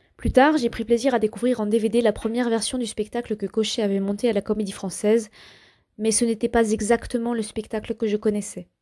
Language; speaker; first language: French; native; French